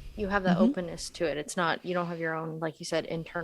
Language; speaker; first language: English; native; English